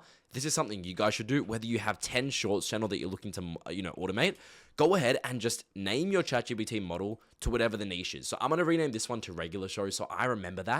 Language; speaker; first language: English; native; English